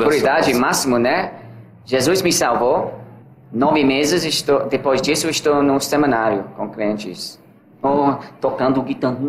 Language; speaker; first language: Portuguese; non-native, learner; English